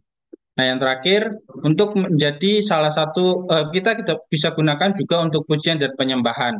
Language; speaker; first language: Indonesian; native; Indonesian